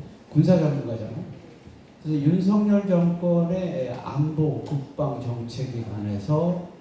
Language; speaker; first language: Korean; native; Korean